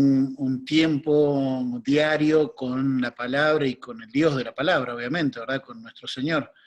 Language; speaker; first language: Spanish; native; Spanish